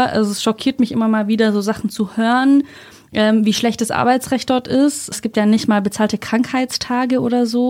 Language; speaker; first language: German; native; German